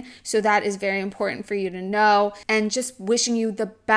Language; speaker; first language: English; native; English